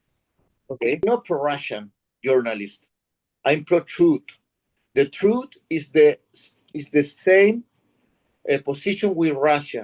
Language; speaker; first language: English; non-native, learner; Spanish